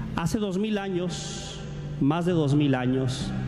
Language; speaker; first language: Spanish; native; Spanish